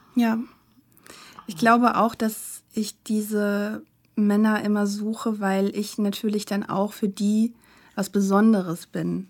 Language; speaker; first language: German; native; German